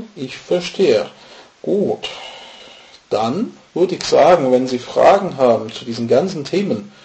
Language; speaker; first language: German; non-native, fluent; English